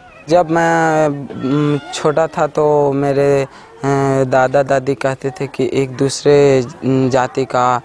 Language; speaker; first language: Hindi; non-native, local second language; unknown